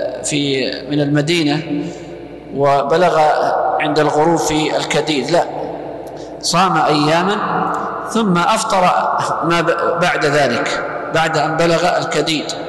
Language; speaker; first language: Arabic; native; Arabic